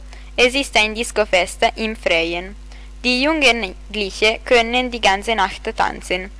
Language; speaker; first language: German; non-native, learner; Italian